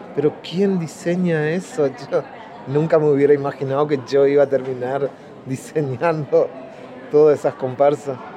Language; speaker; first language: Spanish; native; Spanish